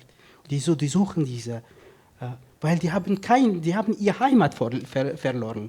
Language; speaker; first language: German; non-native, fluent; Kurdish